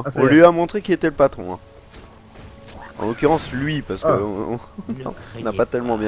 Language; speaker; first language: French; native; French